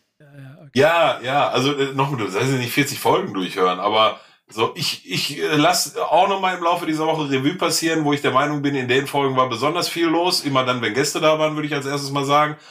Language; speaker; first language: German; native; German